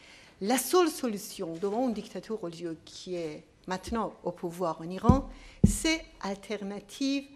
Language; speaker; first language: French; non-native, fluent; Persian